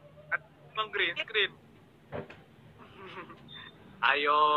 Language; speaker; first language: Indonesian; native; Indonesian